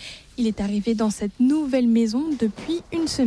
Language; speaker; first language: French; native; French